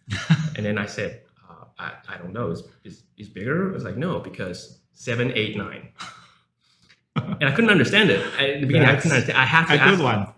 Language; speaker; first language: English; early bilingual, other home language; Chinese